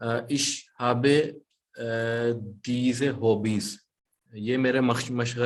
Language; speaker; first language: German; non-native, fluent; Urdu